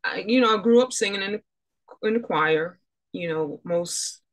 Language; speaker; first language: English; native; English